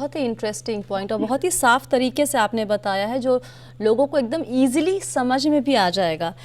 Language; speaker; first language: Hindi; native; Hindi